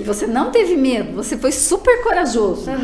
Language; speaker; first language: Portuguese; native; Portuguese